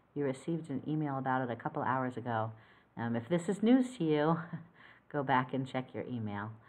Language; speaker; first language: English; native; English